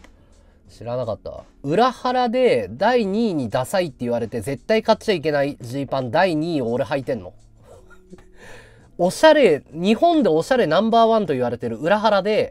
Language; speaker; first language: Japanese; native; Japanese